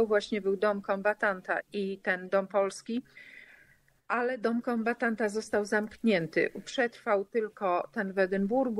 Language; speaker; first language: Polish; native; Polish